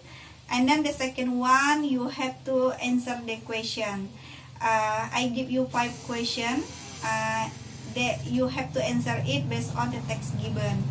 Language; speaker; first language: English; non-native, learner; Indonesian